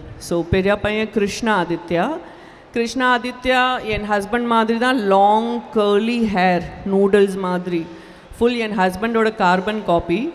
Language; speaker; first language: Tamil; non-native, local second language; Gujarati